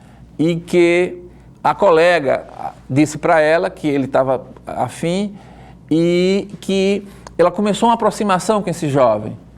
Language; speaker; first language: Portuguese; native; Portuguese